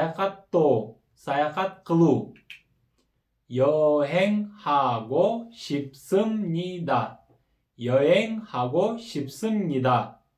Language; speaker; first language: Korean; non-native, fluent; Kyrgyz